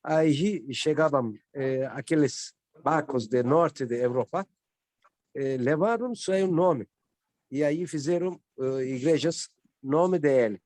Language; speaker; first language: Portuguese; non-native, learner; Turkish